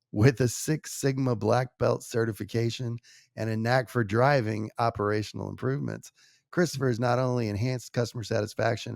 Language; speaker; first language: English; native; English